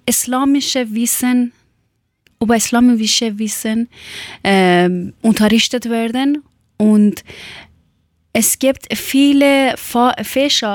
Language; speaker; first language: German; non-native, learner; Persian